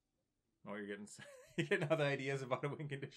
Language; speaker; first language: English; native; English